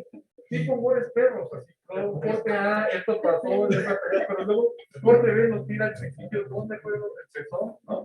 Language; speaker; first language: Spanish; native; Spanish